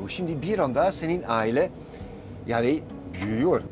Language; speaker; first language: Turkish; non-native, fluent; Dutch